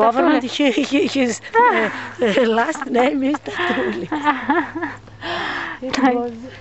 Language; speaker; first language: English; non-native, learner; Greek